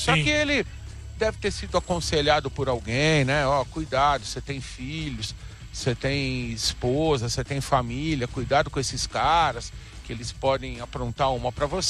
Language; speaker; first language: Portuguese; native; Portuguese